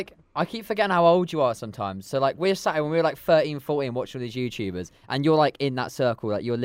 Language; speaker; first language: English; native; English